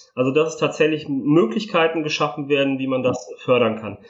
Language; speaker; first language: German; native; German